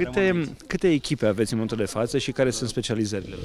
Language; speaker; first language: Romanian; native; Romanian